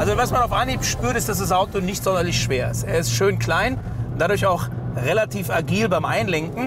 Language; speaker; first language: German; native; German